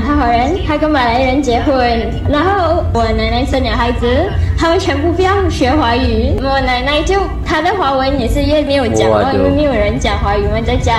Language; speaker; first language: Chinese; non-native, local second language; Malay